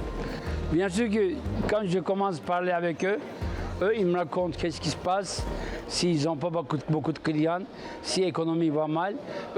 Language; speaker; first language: French; non-native, fluent; Turkish